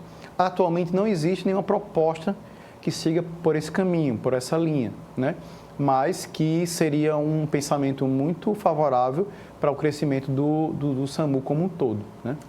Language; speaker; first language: Portuguese; native; Portuguese